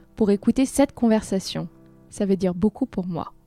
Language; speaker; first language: French; native; French